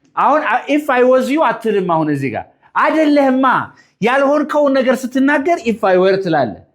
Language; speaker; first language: Amharic; native; Amharic